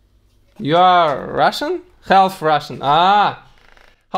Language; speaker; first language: English; non-native, learner; Russian